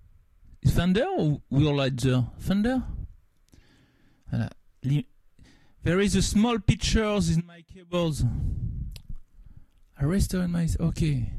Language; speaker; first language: English; non-native, learner; French